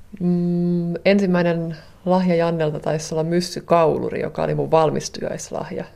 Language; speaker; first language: Finnish; native; Finnish